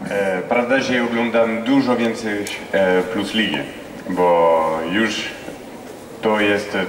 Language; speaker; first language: Polish; non-native, fluent; French